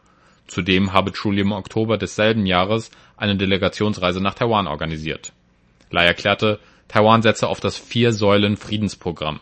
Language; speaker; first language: German; native; German